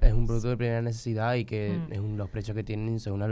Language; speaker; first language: Spanish; native; Spanish